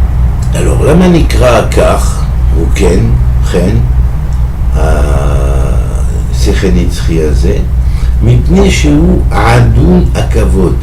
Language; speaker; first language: Hebrew; non-native, fluent; French